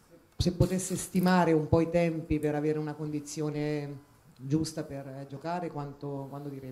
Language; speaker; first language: Italian; native; Italian